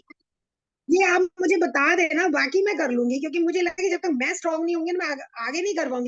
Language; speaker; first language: Hindi; native; Hindi